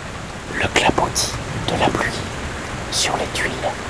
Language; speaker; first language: French; native; French